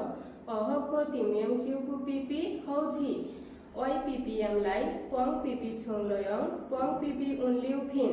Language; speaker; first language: Cantonese; non-native, learner; Bangla